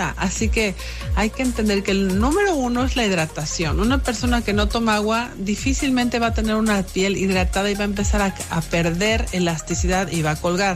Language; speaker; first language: Spanish; native; Spanish